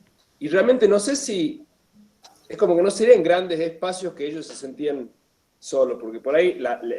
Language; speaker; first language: Spanish; native; Spanish